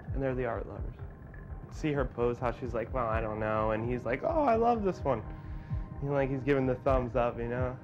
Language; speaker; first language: English; native; English